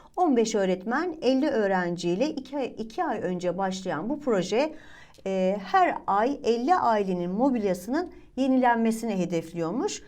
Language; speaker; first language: Turkish; native; Turkish